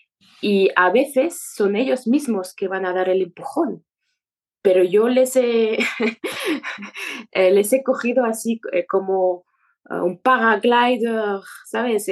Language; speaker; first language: Spanish; non-native, fluent; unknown